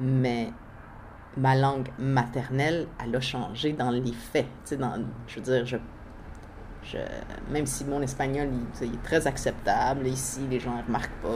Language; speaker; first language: French; early bilingual, other home language; Spanish